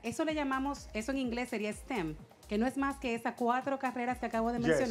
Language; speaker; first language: Spanish; native; Spanish